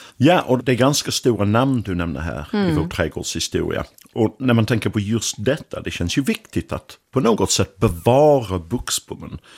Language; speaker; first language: Swedish; non-native, fluent; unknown